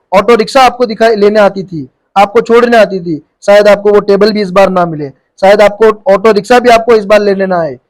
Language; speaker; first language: Hindi; non-native, local second language; Gujarati